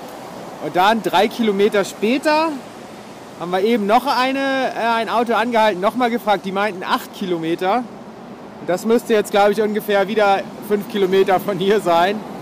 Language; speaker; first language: German; native; German